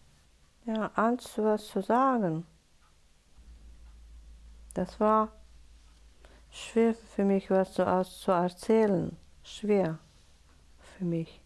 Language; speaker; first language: German; non-native, learner; Russian